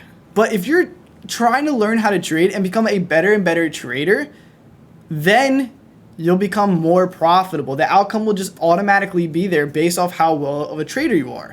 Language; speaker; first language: English; native; English